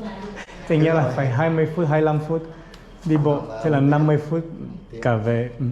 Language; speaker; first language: Vietnamese; non-native, fluent; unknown